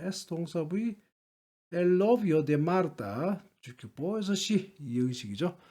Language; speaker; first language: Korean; native; Korean